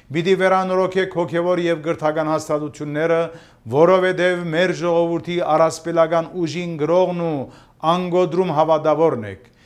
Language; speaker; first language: Armenian; early bilingual, heritage; Armenian